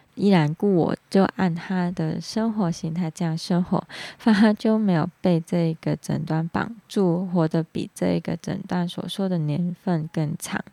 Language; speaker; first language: Chinese; non-native, local second language; Cantonese